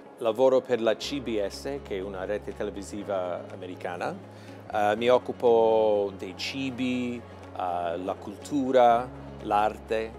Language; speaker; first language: Italian; non-native, fluent; English